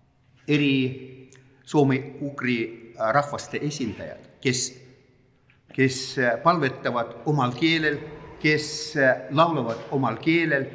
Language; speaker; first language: Estonian; non-native, fluent; Russian